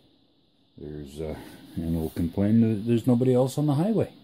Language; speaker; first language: English; native; English